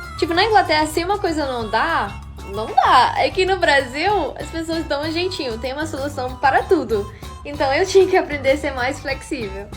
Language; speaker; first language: Portuguese; non-native, fluent; English